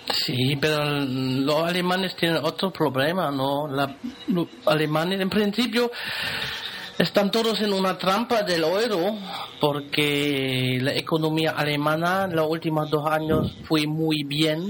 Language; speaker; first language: Spanish; non-native, fluent; German